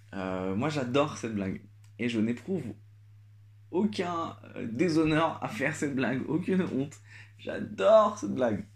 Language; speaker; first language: French; non-native, local second language; Arabic